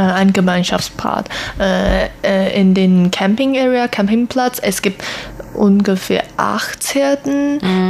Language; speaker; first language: German; non-native, learner; Chinese